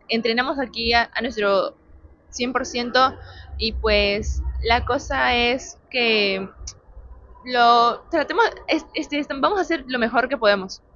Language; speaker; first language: Spanish; native; Spanish